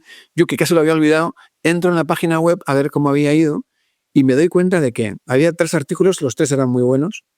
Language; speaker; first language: Spanish; native; Spanish